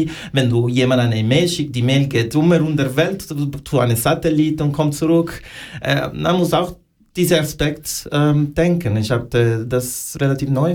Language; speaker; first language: German; non-native, fluent; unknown